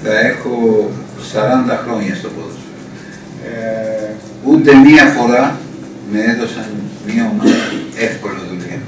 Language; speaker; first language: Greek; non-native, learner; Spanish